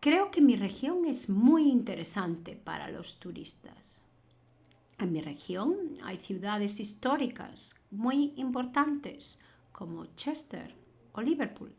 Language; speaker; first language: Spanish; non-native, fluent; English